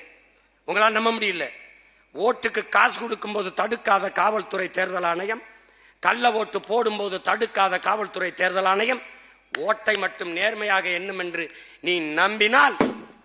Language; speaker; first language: Tamil; native; Tamil